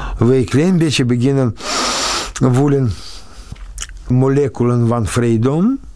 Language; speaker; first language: Dutch; non-native, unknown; Russian